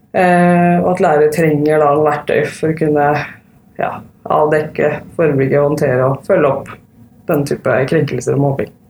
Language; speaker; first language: Norwegian; native; Norwegian